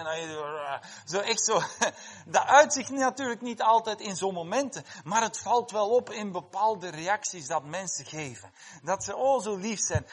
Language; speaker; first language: Dutch; non-native, fluent; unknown